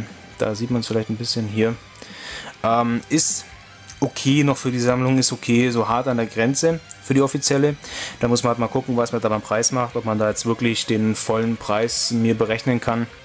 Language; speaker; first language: German; native; German